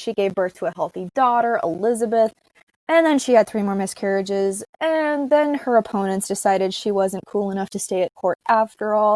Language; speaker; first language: English; native; English